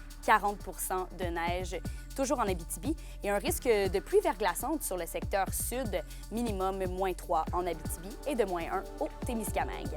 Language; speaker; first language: French; native; French